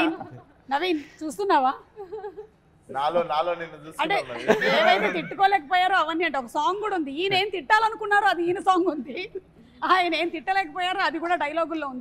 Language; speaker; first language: Telugu; native; Telugu